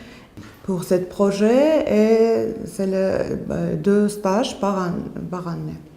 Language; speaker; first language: French; non-native, fluent; Armenian